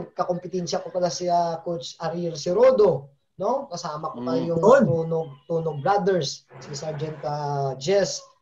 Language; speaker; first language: Filipino; native; Filipino